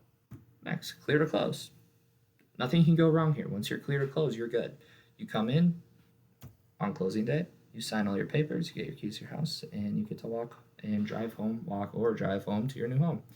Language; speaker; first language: English; native; English